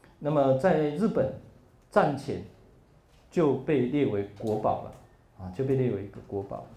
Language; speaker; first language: Chinese; non-native, local second language; Hakka Chinese